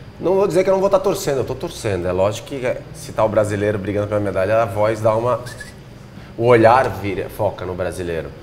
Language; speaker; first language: Portuguese; native; Portuguese